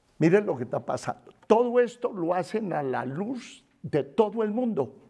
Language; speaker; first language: Spanish; native; Spanish